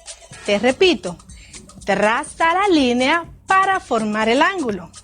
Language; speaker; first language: Spanish; native; Spanish